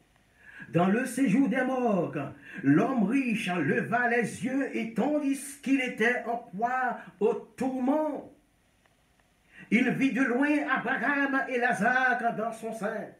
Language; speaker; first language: French; non-native, local second language; Haitian Creole